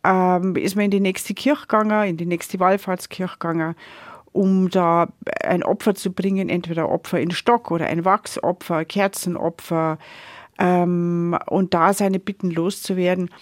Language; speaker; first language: German; native; German